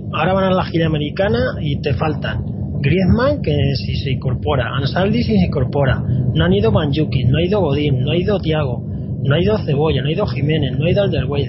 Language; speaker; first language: Spanish; native; Spanish